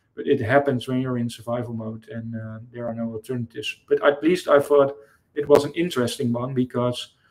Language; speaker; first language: English; non-native, fluent; Dutch